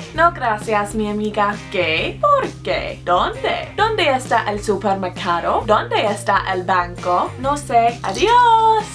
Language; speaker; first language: Spanish; non-native, learner; English